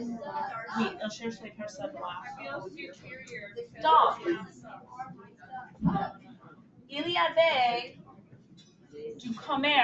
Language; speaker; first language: French; non-native, fluent; English